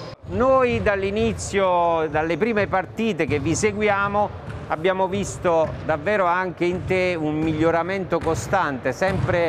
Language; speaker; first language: Italian; native; Italian